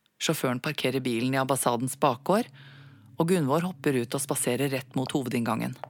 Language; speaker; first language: Norwegian; native; Norwegian